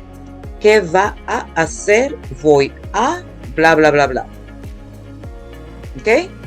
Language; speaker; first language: Spanish; non-native, fluent; English